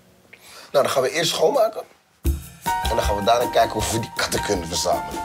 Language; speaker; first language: Dutch; native; Dutch